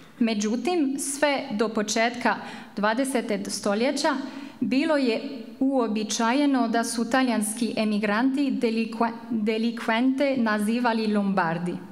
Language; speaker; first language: Croatian; non-native, fluent; French